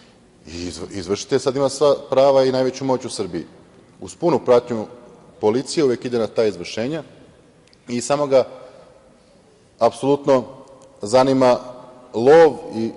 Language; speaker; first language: Serbian; native; Serbian